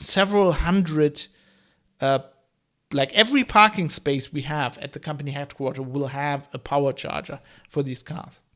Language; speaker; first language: English; non-native, fluent; German